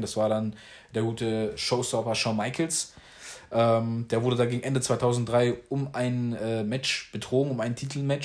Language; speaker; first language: German; native; German